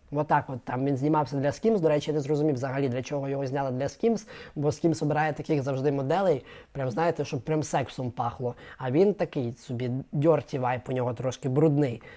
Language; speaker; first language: Ukrainian; native; Ukrainian